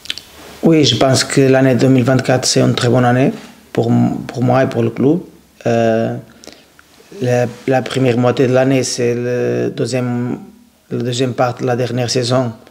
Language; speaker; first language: French; non-native, learner; Portuguese